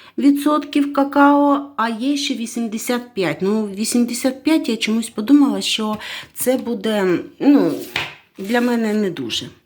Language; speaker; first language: Ukrainian; non-native, local second language; Russian